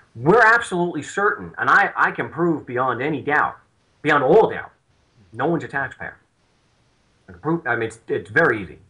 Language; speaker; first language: English; native; English